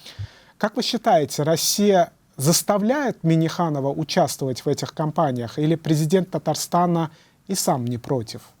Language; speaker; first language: Russian; native; Russian